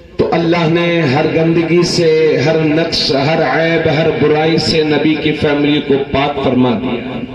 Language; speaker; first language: Urdu; native; Urdu